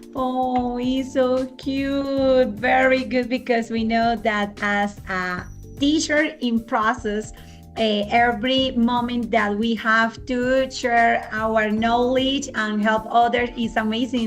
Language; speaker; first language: English; non-native, fluent; Spanish